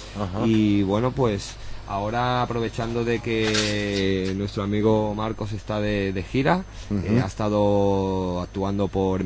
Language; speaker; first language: Spanish; native; Spanish